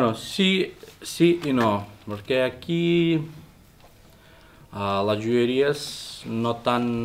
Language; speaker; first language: Catalan; non-native, learner; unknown